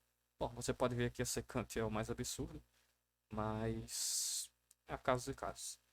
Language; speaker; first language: Portuguese; native; Portuguese